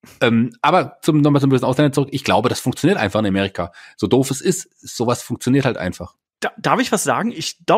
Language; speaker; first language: German; native; German